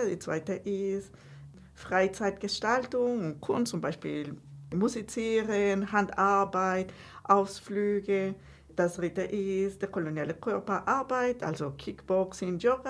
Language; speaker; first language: German; non-native, fluent; Spanish